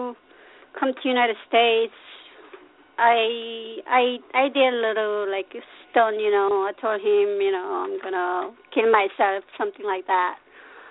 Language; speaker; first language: English; non-native, learner; Korean